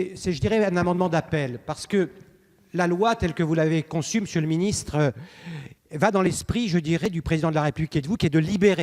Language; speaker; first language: French; native; French